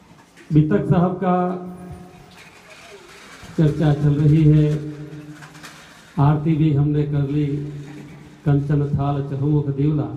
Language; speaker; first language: Hindi; non-native, local second language; Gujarati